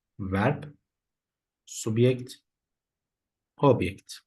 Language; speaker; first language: German; non-native, fluent; Turkish